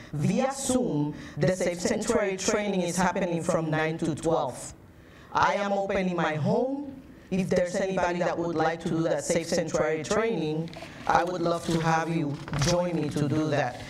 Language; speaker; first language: English; native; English